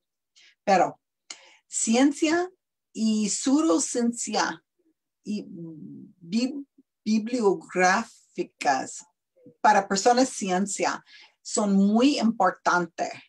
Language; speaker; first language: Spanish; non-native, learner; English